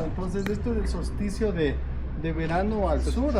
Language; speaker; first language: Spanish; native; Spanish